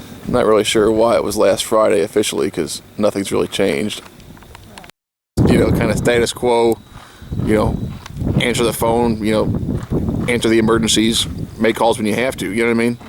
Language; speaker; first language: English; native; English